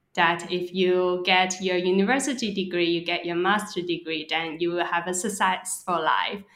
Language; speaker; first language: English; non-native, local second language; Cantonese